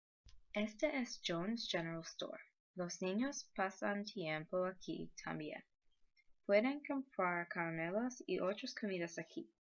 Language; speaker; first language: Spanish; non-native, learner; English